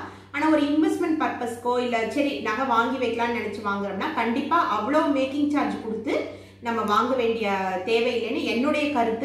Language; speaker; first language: Tamil; native; Tamil